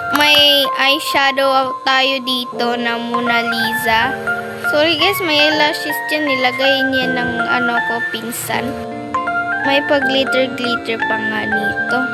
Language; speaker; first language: Filipino; non-native, local second language; Cebuano